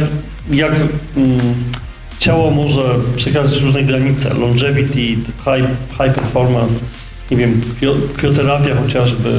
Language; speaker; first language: Polish; native; Polish